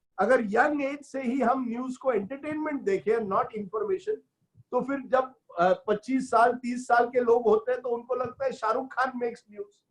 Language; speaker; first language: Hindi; non-native, local second language; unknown